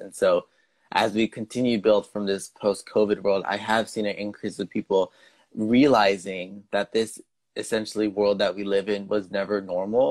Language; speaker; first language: English; native; English